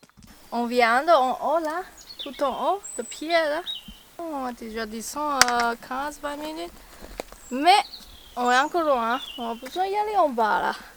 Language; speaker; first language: French; non-native, fluent; Chinese